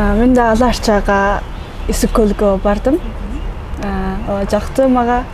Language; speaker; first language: Kyrgyz; non-native, learner; Mongolian